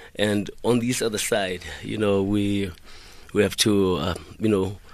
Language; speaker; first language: English; non-native, local second language; Xhosa